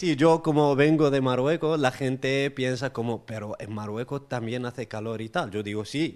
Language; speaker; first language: Spanish; non-native, local second language; Arabic